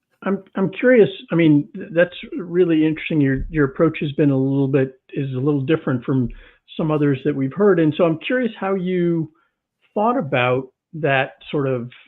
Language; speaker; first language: English; native; English